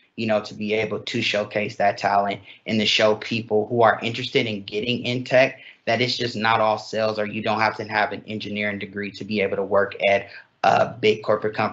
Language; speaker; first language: English; native; English